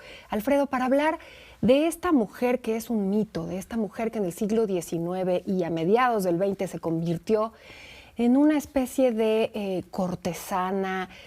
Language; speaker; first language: Spanish; native; Spanish